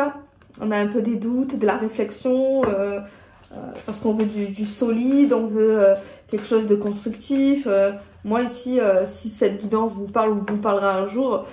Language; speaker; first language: French; native; French